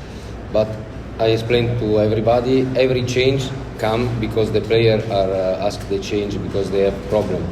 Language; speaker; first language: English; non-native, learner; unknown